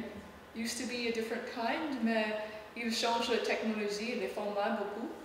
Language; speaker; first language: French; non-native, learner; English